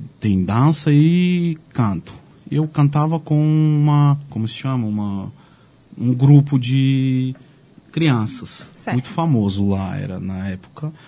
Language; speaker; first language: Portuguese; non-native, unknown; Georgian